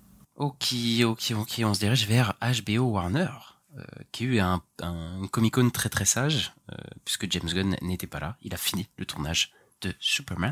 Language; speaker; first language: French; native; French